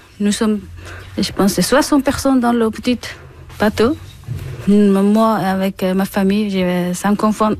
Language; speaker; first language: French; non-native, learner; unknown